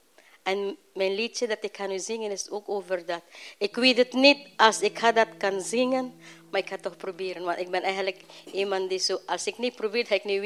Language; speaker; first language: Dutch; non-native, learner; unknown